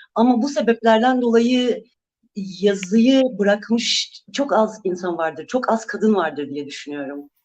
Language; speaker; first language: Turkish; non-native, local second language; Kurdish